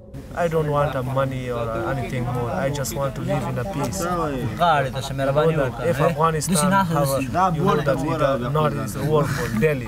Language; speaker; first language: English; non-native, learner; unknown